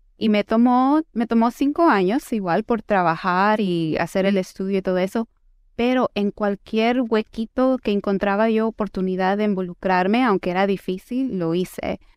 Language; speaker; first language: Spanish; early bilingual, heritage; Spanish